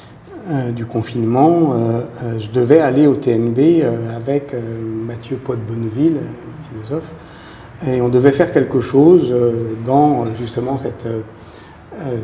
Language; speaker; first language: French; native; French